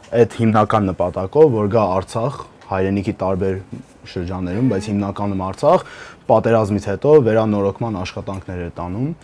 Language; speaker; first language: Armenian; early bilingual, heritage; Armenian